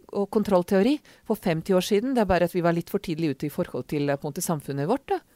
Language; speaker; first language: Norwegian; non-native, fluent; Serbian